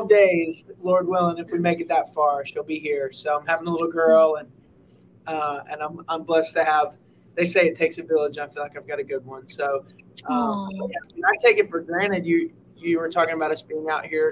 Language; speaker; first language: English; native; English